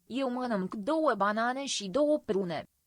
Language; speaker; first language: Romanian; non-native, learner; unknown